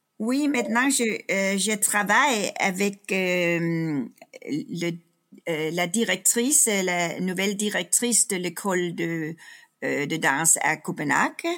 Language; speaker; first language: French; non-native, fluent; Danish